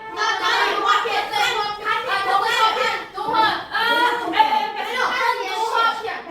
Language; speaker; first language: Chinese; non-native, learner; English